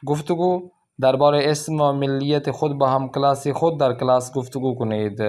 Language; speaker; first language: Persian; non-native, fluent; Urdu